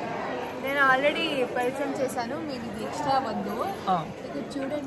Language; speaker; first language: Telugu; non-native, local second language; Kannada